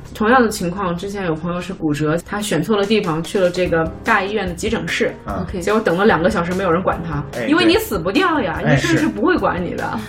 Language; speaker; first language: Chinese; native; Chinese